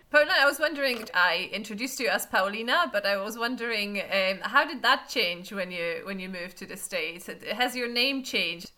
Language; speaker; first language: English; non-native, fluent; Polish